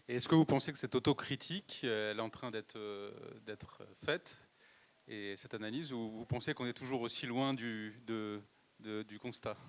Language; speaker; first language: French; native; French